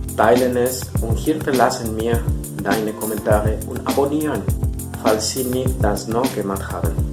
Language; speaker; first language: German; non-native, fluent; Spanish